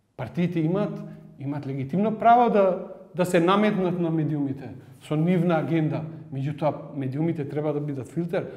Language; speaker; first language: Macedonian; non-native, local second language; Albanian